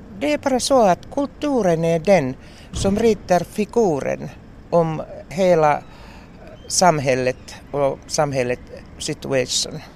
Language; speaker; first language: Swedish; non-native, local second language; Finnish